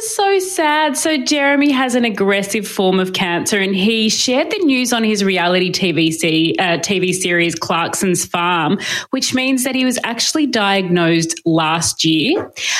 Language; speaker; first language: English; native; English